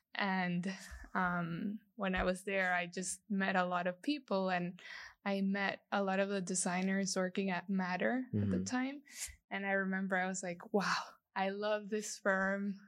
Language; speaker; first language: English; non-native, fluent; Spanish